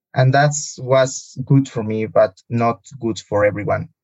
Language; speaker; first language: English; non-native, learner; Spanish